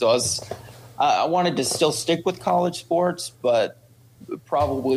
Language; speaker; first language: English; native; English